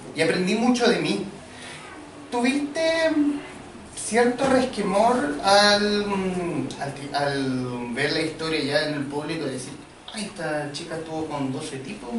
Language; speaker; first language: Spanish; native; Spanish